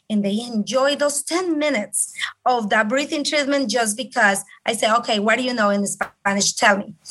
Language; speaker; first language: English; non-native, fluent; Spanish